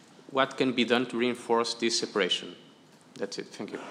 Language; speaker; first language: English; non-native, fluent; Portuguese